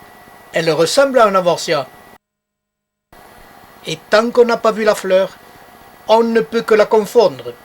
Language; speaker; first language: French; native; French